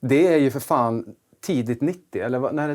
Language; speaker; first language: Swedish; native; Swedish